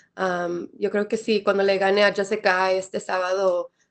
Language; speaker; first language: Spanish; early bilingual, other home language; English